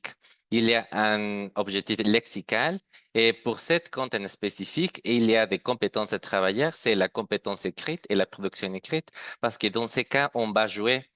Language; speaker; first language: French; non-native, fluent; Spanish